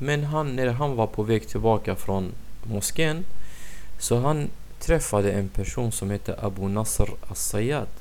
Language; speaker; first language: Swedish; non-native, fluent; Arabic